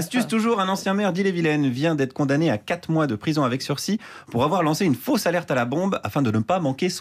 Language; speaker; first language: French; native; French